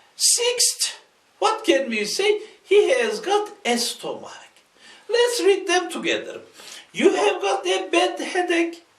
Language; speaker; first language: English; non-native, fluent; Turkish